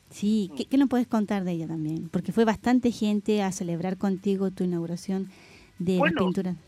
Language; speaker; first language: Spanish; native; Spanish